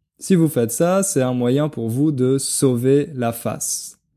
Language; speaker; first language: French; native; French